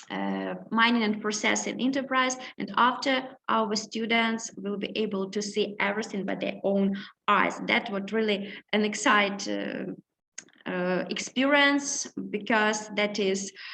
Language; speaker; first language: English; non-native, learner; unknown